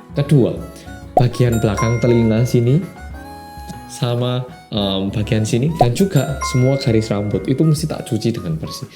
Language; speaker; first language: Indonesian; non-native, fluent; Korean